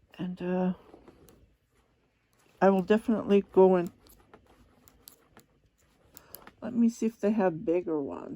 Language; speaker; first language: English; non-native, fluent; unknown